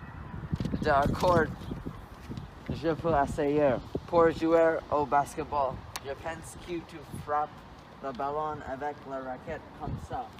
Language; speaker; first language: French; non-native, learner; English